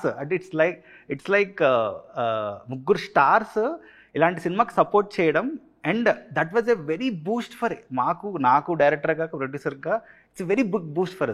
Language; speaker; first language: Telugu; native; Telugu